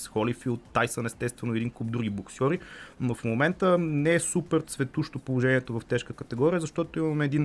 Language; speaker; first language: Bulgarian; native; Bulgarian